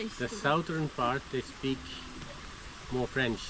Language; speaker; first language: English; non-native, learner; Dutch